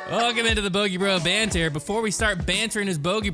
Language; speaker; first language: English; native; English